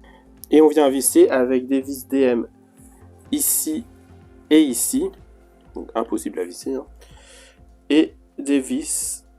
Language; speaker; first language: French; native; French